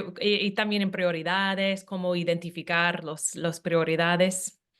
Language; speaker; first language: Spanish; non-native, fluent; English